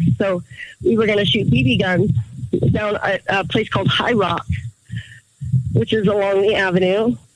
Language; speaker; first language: English; native; English